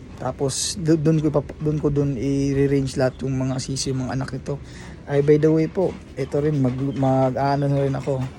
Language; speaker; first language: Filipino; non-native, local second language; Cebuano